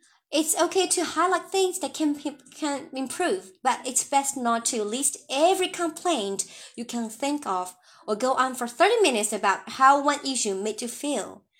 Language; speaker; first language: English; non-native, fluent; Chinese